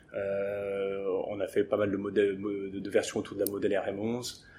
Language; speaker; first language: French; early bilingual, other home language; English